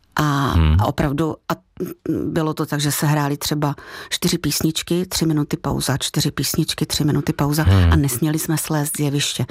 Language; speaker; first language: Czech; native; Czech